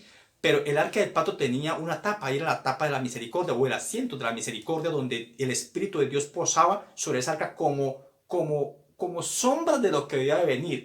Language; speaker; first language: Spanish; native; Spanish